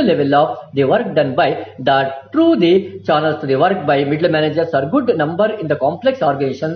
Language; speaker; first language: English; non-native, local second language; Kannada